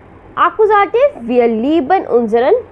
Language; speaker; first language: German; non-native, learner; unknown